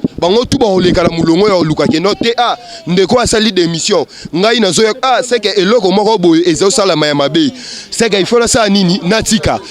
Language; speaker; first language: Lingala; native; Lingala